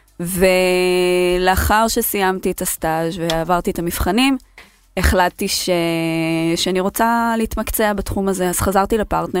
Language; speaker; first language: Hebrew; native; Hebrew